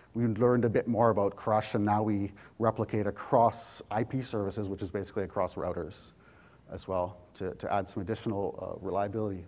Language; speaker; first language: English; native; English